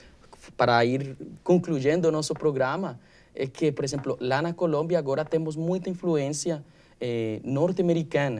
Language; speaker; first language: Portuguese; non-native, learner; Spanish